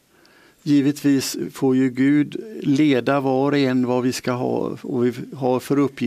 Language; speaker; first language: Swedish; native; Swedish